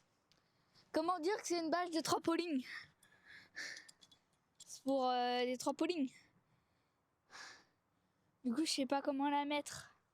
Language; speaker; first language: French; native; French